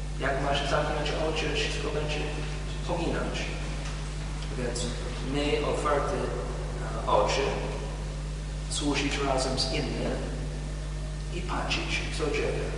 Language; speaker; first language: Polish; non-native, learner; English